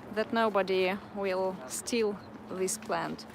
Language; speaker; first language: English; non-native, fluent; Russian